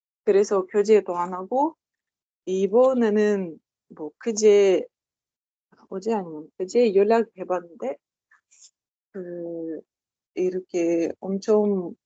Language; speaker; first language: Korean; non-native, learner; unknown